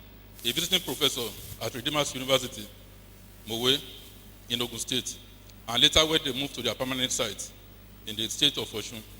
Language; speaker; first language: English; non-native, local second language; Yoruba